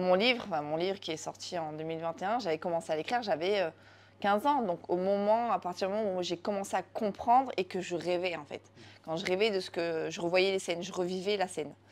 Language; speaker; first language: French; native; French